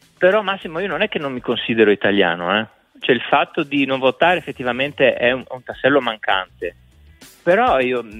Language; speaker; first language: Italian; non-native, fluent; Slovenian